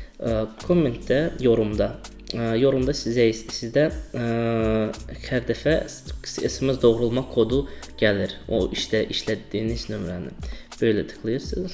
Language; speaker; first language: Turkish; non-native, learner; Azerbaijani